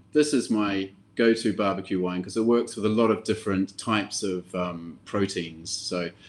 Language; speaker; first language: English; native; English